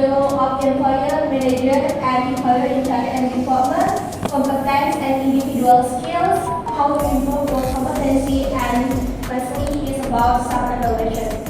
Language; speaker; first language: English; non-native, learner; Indonesian